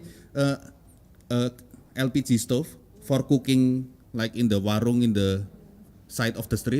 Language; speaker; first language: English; non-native, learner; Indonesian